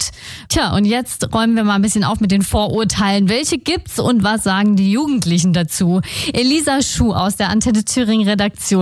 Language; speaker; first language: German; native; German